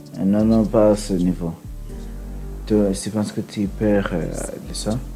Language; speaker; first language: French; non-native, learner; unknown